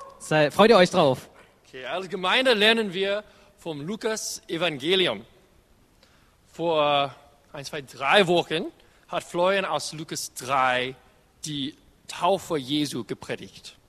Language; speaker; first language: German; non-native, learner; English